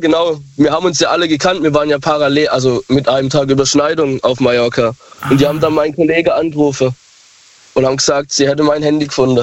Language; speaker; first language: German; native; German